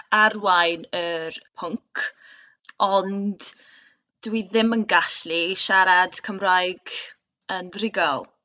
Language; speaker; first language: Welsh; non-native, local second language; English